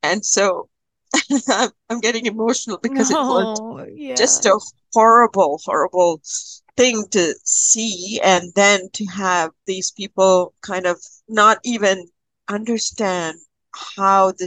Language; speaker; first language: English; non-native, local second language; Malayalam